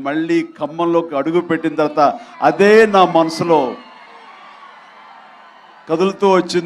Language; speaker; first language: Telugu; native; Telugu